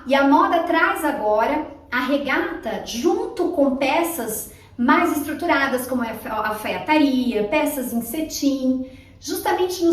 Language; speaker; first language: Portuguese; native; Portuguese